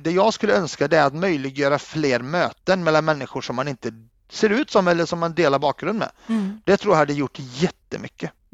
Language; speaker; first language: Swedish; early bilingual, other home language; Arabic